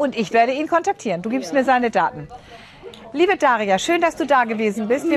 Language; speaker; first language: German; native; German